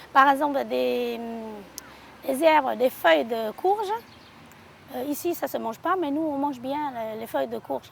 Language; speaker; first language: French; non-native, learner; Hmong